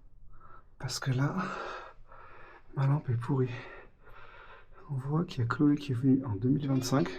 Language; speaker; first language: French; native; French